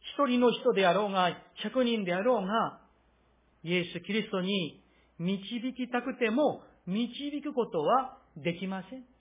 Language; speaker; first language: Japanese; non-native, fluent; Korean